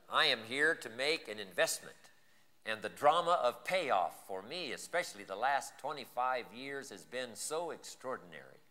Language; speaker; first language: English; native; English